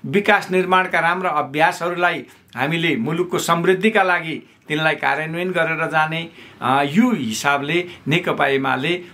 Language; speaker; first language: Nepali; native; Nepali